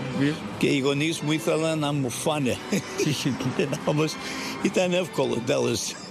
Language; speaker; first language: Greek; early bilingual, heritage; Greek